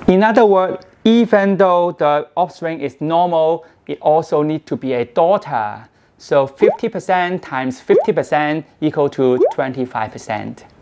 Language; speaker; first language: English; non-native, local second language; Cantonese